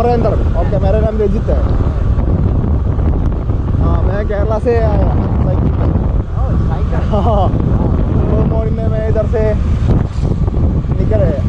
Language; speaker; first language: Hindi; non-native, local second language; Malayalam